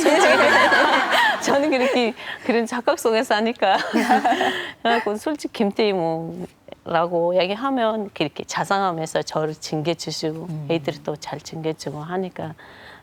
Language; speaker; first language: Korean; non-native, fluent; Mongolian